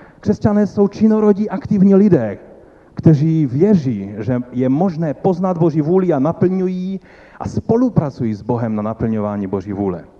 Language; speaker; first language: Czech; non-native, local second language; Polish